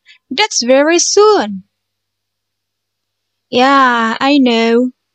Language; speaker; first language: English; non-native, fluent; Indonesian